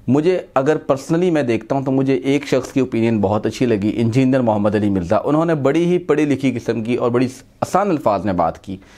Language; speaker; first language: Urdu; non-native, local second language; Punjabi